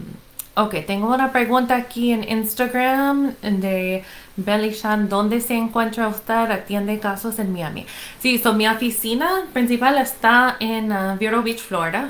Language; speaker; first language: Spanish; non-native, fluent; English